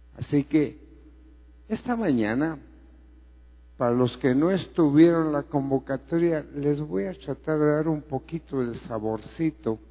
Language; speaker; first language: Spanish; non-native, fluent; Greek